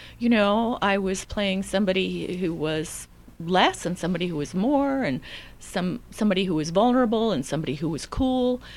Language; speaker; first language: English; native; English